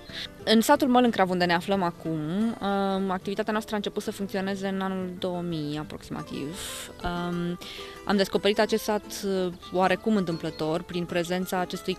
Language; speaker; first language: Romanian; native; Romanian